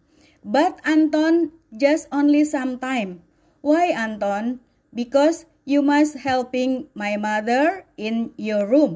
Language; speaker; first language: English; non-native, learner; Indonesian